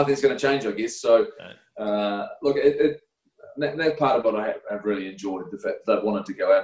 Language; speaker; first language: English; native; English